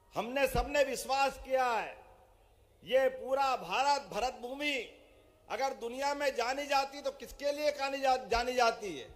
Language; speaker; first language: Hindi; native; Hindi